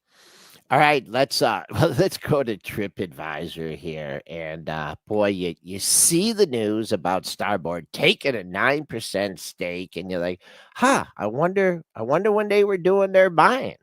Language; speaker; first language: English; native; English